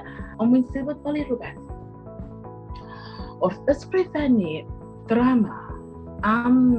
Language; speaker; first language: Welsh; non-native, learner; English